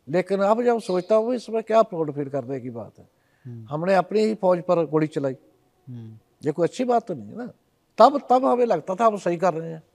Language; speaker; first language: Hindi; non-native, local second language; Punjabi